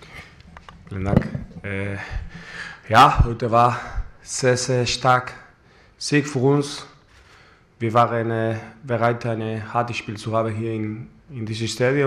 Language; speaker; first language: German; non-native, fluent; Spanish